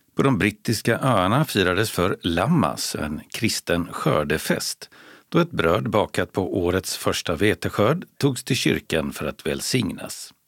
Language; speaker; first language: Swedish; native; Swedish